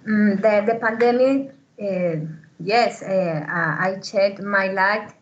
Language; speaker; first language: English; non-native, learner; Spanish